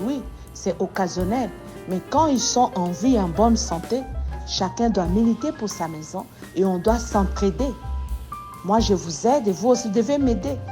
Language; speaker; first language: French; non-native, local second language; Lingala